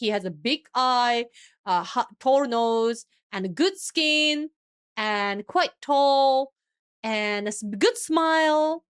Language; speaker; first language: English; non-native, fluent; Japanese